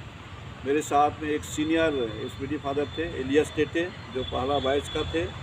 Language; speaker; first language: Hindi; non-native, local second language; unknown